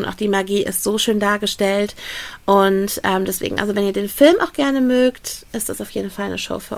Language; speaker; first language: German; native; German